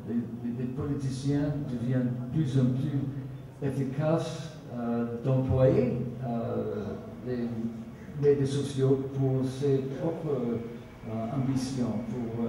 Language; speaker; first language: French; non-native, fluent; Swedish